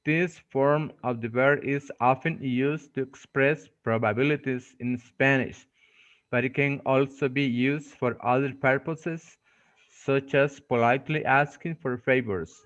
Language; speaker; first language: English; non-native, fluent; Spanish